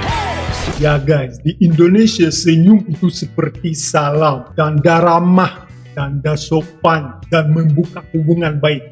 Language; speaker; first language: Indonesian; non-native, fluent; Russian